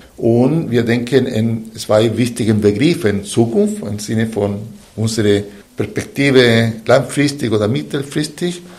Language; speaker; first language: German; non-native, fluent; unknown